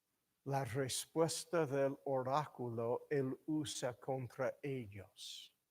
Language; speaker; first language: Spanish; non-native, fluent; English